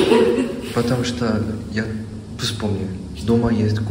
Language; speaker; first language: Russian; non-native, learner; Korean